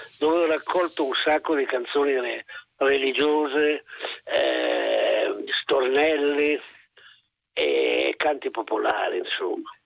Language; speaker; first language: Italian; native; Italian